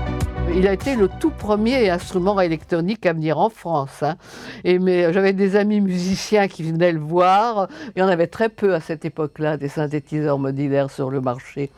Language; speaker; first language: French; native; French